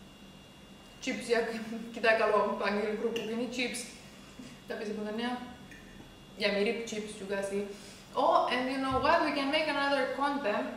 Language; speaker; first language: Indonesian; non-native, fluent; Romanian